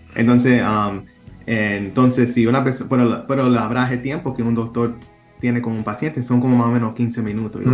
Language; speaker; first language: Spanish; early bilingual, heritage; Spanish